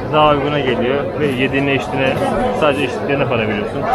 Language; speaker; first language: Turkish; native; Turkish